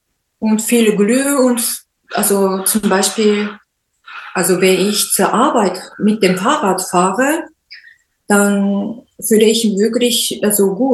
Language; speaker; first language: German; non-native, learner; Japanese